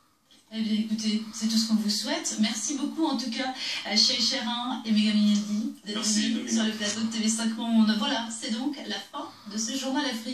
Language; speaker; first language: French; native; French